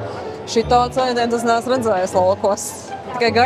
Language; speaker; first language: Latvian; native; Latvian